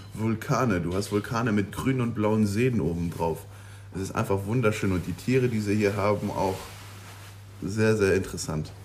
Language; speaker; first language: German; non-native, local second language; Luxembourgish